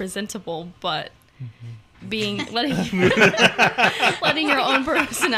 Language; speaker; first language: English; native; English